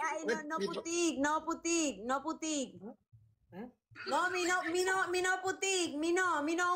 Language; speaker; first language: English; non-native, learner; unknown